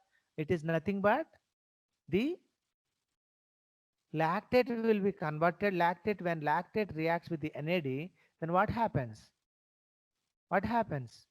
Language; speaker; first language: English; non-native, local second language; Telugu